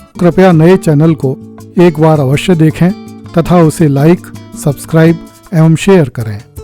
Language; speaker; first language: Hindi; native; Hindi